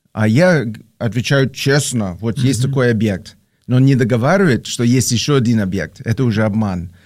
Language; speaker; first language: Russian; non-native, fluent; English